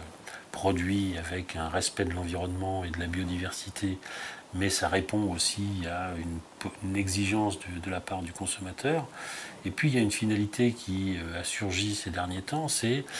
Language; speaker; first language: French; native; French